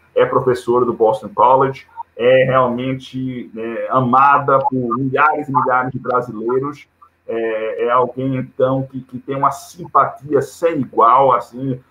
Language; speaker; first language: Portuguese; native; Portuguese